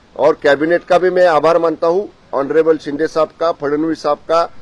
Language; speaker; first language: Hindi; non-native, local second language; Marathi